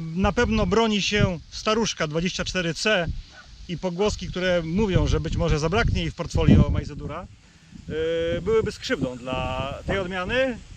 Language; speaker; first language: Polish; native; Polish